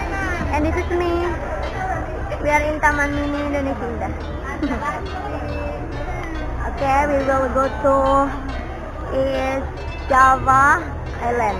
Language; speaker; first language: English; non-native, learner; Indonesian